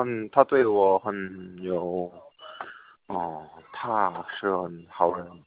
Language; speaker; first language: Chinese; non-native, fluent; Korean